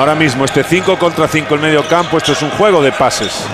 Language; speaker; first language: Spanish; native; Spanish